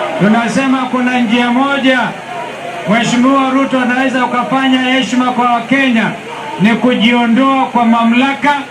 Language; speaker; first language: Swahili; non-native, local second language; Kamba